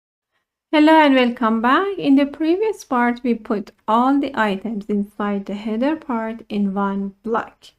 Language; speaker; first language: English; non-native, fluent; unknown